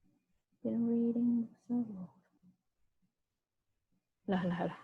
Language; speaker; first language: English; non-native, fluent; Indonesian